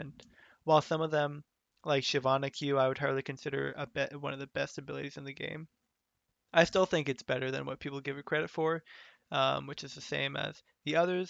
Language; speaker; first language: English; native; English